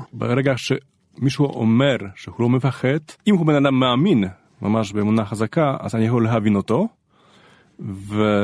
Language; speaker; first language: Hebrew; non-native, fluent; Polish